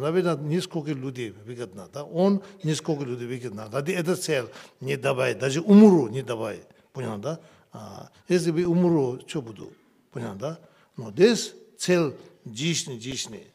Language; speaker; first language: Russian; non-native, learner; Tibetan